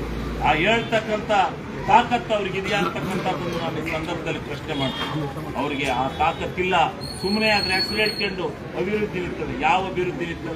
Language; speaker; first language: Kannada; native; Kannada